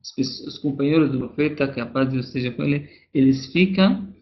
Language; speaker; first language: Portuguese; non-native, fluent; Arabic